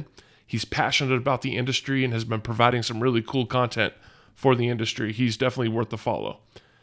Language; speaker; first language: English; native; English